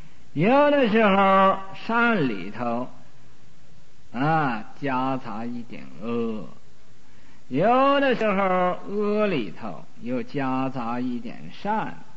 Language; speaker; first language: Chinese; native; Chinese